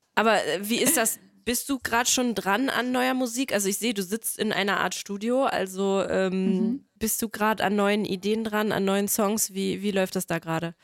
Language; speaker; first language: German; native; German